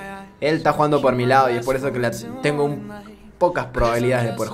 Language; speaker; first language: Spanish; native; Spanish